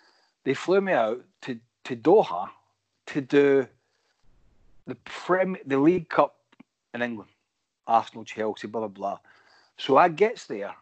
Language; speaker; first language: English; native; English